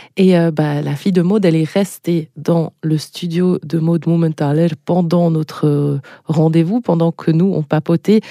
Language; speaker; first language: French; native; French